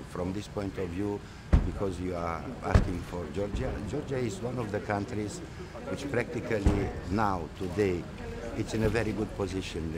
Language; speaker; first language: English; non-native, fluent; Romanian